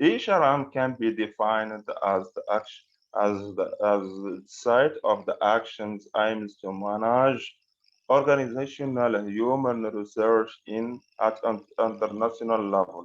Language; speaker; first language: English; non-native, fluent; Arabic